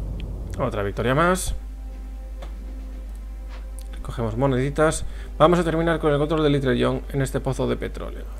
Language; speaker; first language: Spanish; native; Spanish